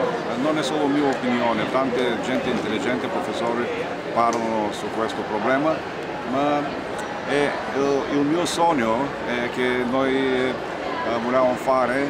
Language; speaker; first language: Italian; non-native, learner; Bulgarian